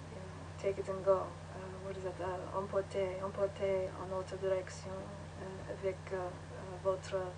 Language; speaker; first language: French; non-native, learner; English